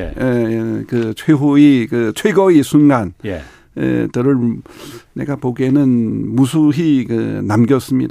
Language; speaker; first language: Korean; non-native, fluent; Chinese